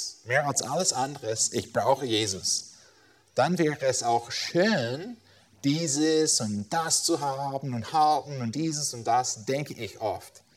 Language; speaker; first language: German; non-native, fluent; English